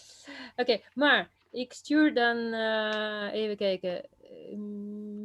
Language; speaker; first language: Dutch; non-native, fluent; Russian